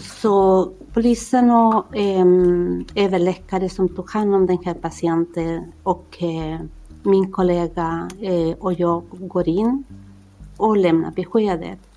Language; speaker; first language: Swedish; non-native, fluent; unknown